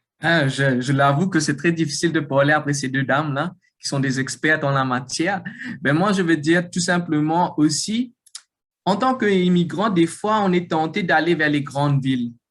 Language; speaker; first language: French; non-native, local second language; Morisyen